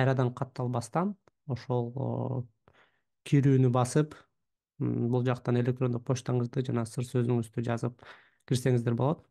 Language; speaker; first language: Kyrgyz; native; Kyrgyz